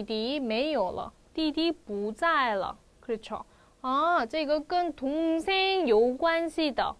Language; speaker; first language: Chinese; non-native, fluent; Korean